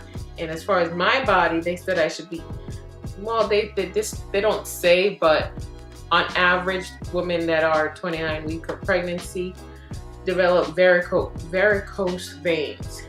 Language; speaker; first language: English; native; English